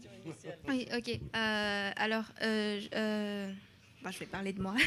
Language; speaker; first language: French; non-native, local second language; Malagasy